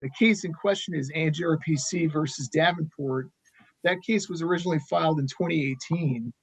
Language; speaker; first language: English; native; English